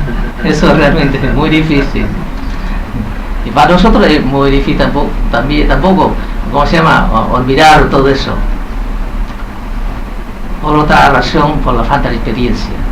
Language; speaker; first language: Spanish; non-native, fluent; Vietnamese